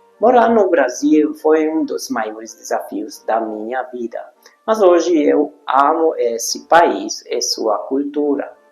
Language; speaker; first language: Portuguese; non-native, fluent; Hungarian